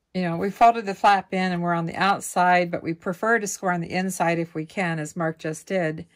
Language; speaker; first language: English; native; English